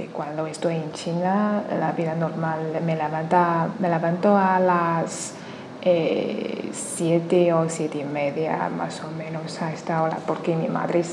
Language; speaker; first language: Spanish; non-native, learner; Chinese